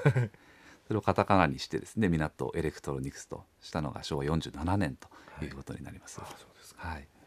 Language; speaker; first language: Japanese; native; Japanese